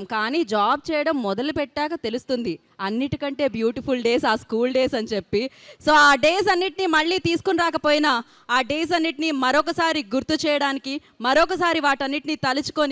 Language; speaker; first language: Telugu; native; Telugu